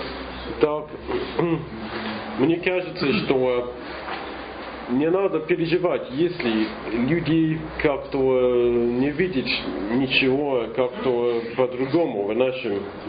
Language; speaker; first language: Russian; non-native, fluent; English